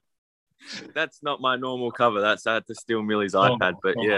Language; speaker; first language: English; native; English